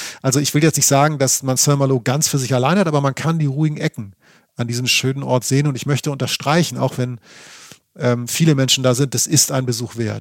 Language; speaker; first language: German; native; German